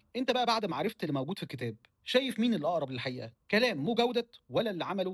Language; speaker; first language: Arabic; native; Arabic